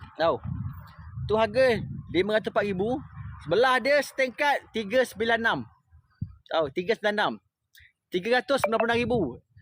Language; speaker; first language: Malay; native; Malay